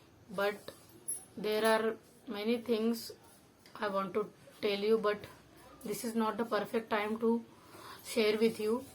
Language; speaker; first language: English; non-native, local second language; Marathi